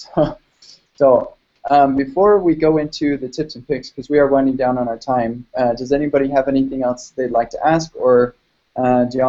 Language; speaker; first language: English; native; English